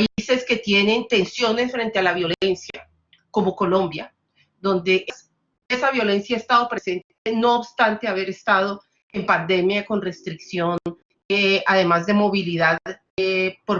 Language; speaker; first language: Spanish; native; Spanish